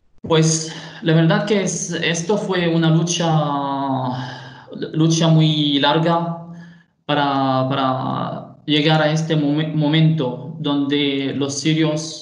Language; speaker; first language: Spanish; non-native, fluent; Arabic